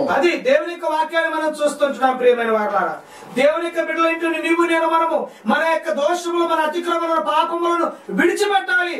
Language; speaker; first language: Telugu; non-native, local second language; Lambadi